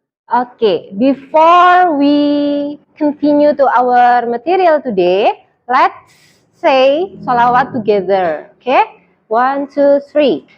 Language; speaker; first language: English; non-native, fluent; Indonesian